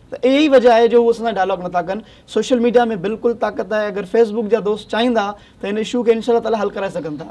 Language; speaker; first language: Sindhi; native; Sindhi